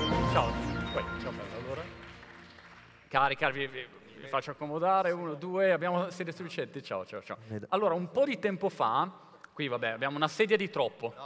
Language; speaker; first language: Italian; native; Italian